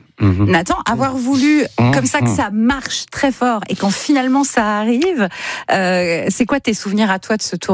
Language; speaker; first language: French; native; French